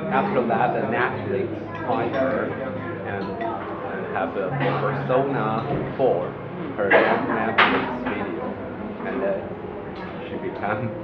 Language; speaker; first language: English; non-native, learner; Chinese